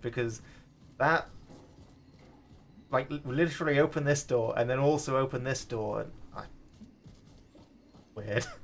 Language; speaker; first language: English; native; English